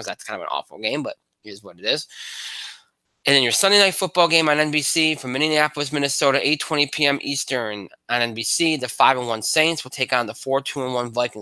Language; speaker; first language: English; native; English